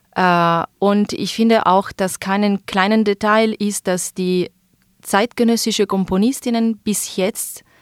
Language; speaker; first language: German; non-native, fluent; Italian